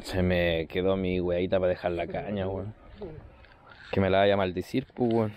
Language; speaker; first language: Spanish; native; Spanish